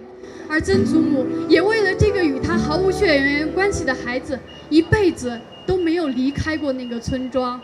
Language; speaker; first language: Chinese; native; Chinese